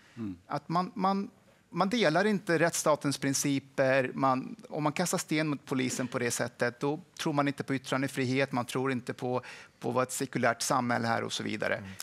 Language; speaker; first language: Swedish; early bilingual, other home language; Persian